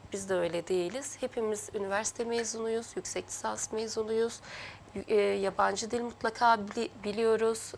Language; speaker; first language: Turkish; early bilingual, heritage; Turkish